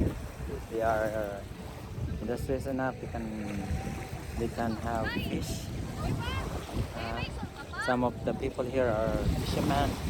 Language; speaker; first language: English; non-native, local second language; Hiligaynon